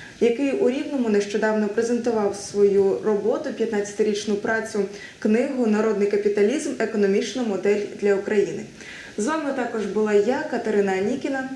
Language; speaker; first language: Ukrainian; native; Ukrainian